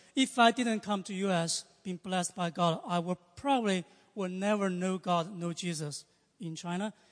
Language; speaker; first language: English; non-native, learner; Chinese